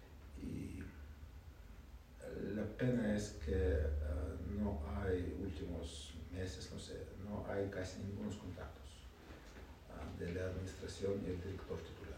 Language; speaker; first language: Spanish; non-native, learner; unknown